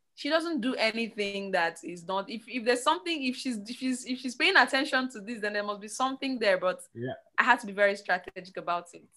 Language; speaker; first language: English; non-native, local second language; Igbo